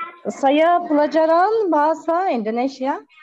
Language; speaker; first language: Indonesian; non-native, learner; Turkish